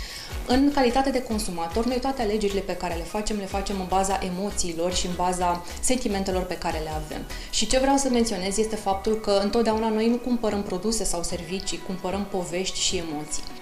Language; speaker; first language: Romanian; native; Romanian